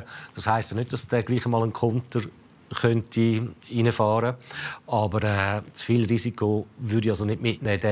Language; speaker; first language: German; native; German